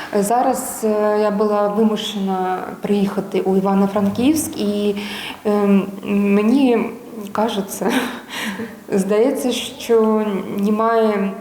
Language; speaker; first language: Ukrainian; non-native, local second language; Russian